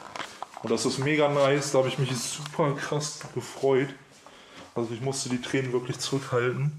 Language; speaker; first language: German; native; German